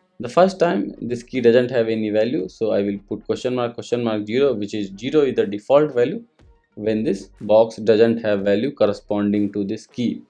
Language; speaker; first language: English; non-native, local second language; Hindi